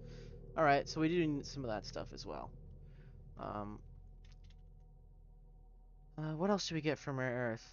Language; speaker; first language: English; native; English